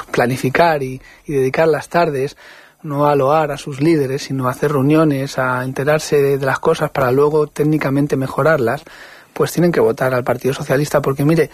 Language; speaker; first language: Spanish; native; Spanish